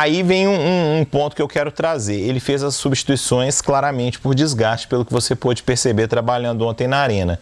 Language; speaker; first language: Portuguese; native; Portuguese